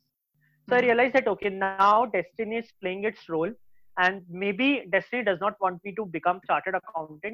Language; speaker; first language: English; non-native, local second language; Hindi